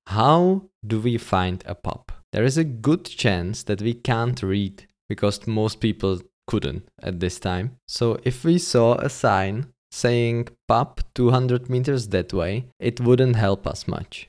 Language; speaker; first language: English; non-native, fluent; Czech